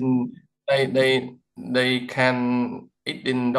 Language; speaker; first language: English; non-native, learner; Vietnamese